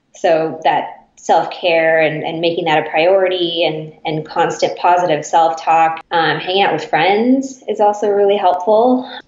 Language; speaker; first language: English; native; English